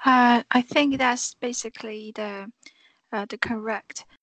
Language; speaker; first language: English; non-native, fluent; Chinese